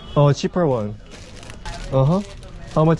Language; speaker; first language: English; non-native, learner; Korean